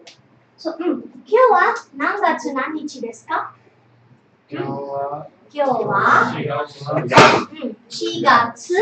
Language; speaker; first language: Japanese; non-native, fluent; Tamil